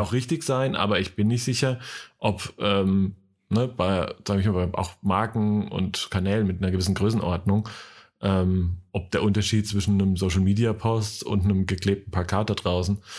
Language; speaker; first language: German; native; German